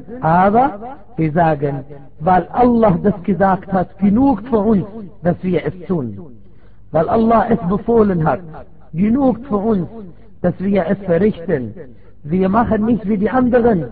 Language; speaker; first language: German; non-native, fluent; Arabic